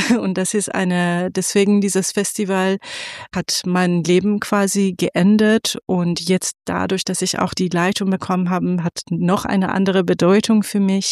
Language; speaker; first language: German; non-native, fluent; Persian